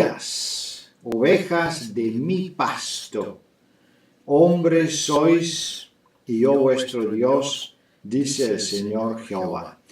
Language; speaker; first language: Spanish; non-native, fluent; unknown